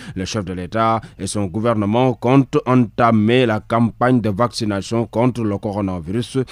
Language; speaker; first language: French; non-native, local second language; Wolof